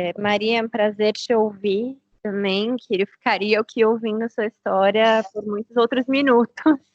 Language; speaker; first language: Portuguese; native; Portuguese